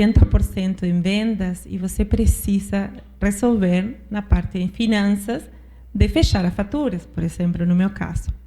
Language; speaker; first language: Portuguese; non-native, fluent; Spanish